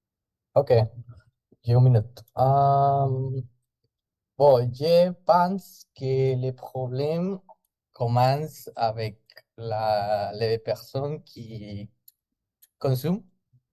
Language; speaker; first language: French; non-native, learner; Spanish